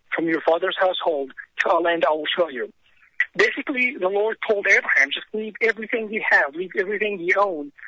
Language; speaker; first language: English; non-native, fluent; Arabic